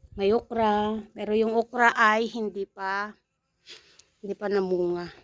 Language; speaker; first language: Filipino; native; Filipino